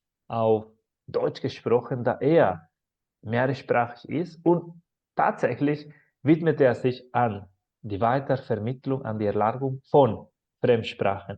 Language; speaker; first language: German; non-native, fluent; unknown